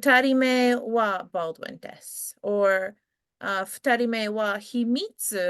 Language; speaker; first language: Japanese; non-native, fluent; English